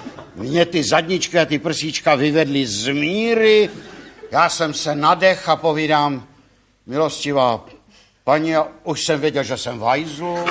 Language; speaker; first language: Czech; native; Czech